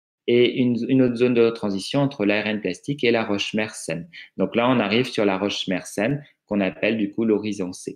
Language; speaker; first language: French; native; French